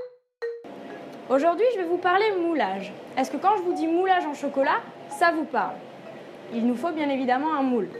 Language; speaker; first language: French; native; French